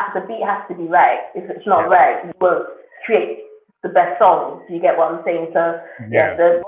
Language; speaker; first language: English; native; English